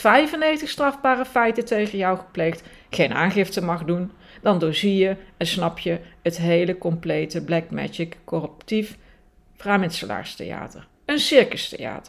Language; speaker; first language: Dutch; native; Dutch